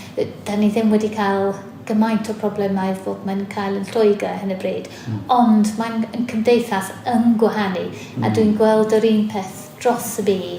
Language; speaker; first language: Welsh; non-native, fluent; English